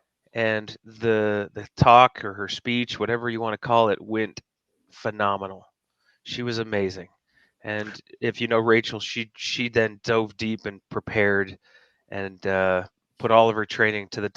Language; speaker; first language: English; native; English